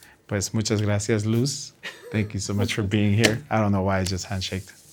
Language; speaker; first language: English; early bilingual, other home language; Spanish